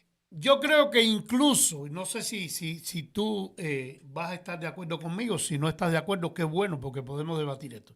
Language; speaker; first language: Spanish; native; Spanish